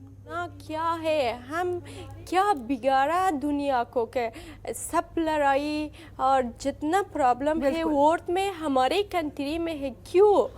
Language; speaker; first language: Hindi; non-native, learner; Persian